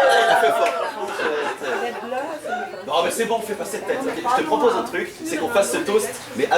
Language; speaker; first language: French; native; French